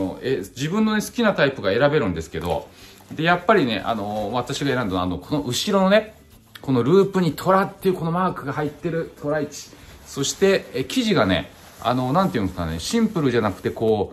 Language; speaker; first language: Japanese; native; Japanese